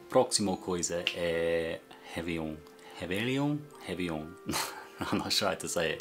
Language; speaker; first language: Portuguese; non-native, learner; English